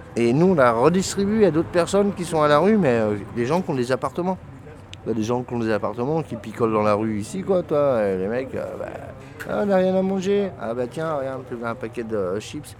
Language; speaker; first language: French; native; French